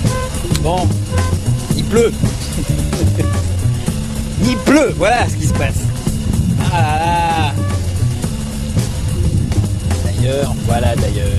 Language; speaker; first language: French; native; French